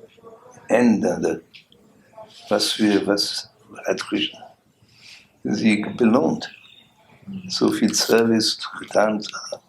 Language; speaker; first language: German; non-native, learner; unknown